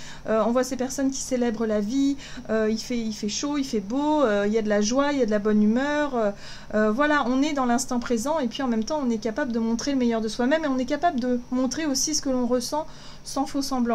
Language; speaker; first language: French; native; French